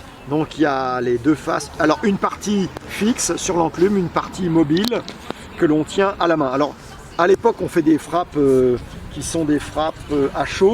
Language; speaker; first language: French; native; French